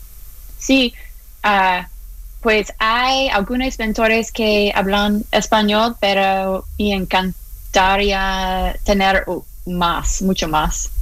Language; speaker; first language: Spanish; non-native, learner; English